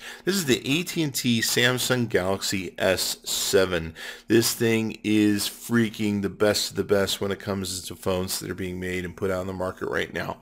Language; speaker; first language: English; native; English